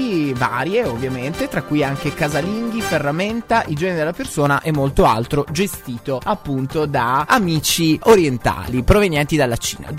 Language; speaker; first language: Italian; native; Italian